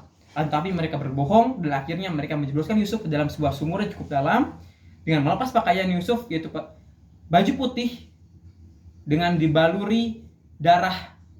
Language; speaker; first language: Indonesian; native; Indonesian